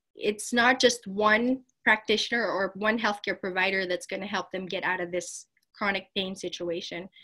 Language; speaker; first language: English; non-native, local second language; Filipino